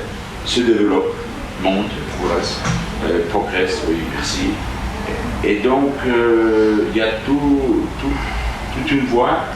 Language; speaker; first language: French; non-native, fluent; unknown